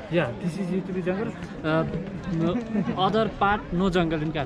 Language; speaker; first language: English; non-native, learner; Nepali